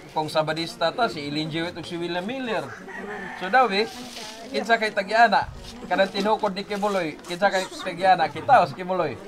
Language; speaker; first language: Cebuano; native; Cebuano